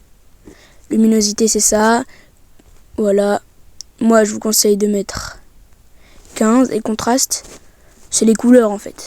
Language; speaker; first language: French; native; French